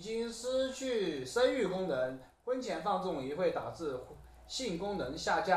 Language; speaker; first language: Chinese; native; Chinese